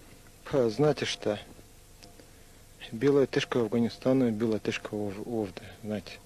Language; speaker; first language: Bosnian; non-native, learner; Russian